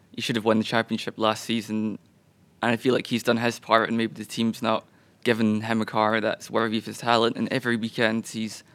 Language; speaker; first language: English; native; English